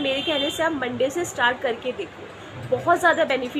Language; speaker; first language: Hindi; native; Hindi